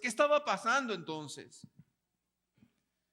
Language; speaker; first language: Spanish; native; Spanish